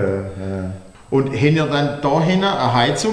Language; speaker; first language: German; native; German